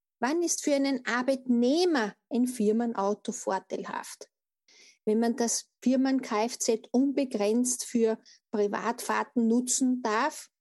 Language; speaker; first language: German; native; German